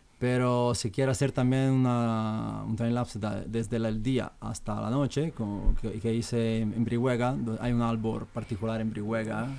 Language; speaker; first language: Spanish; non-native, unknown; Italian